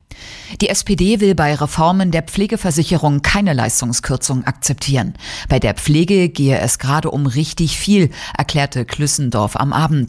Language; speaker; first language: German; native; German